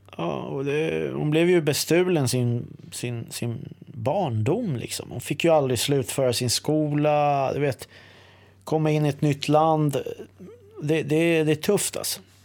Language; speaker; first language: Swedish; native; Swedish